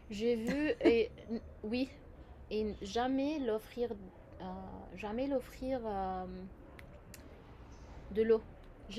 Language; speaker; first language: French; non-native, fluent; Arabic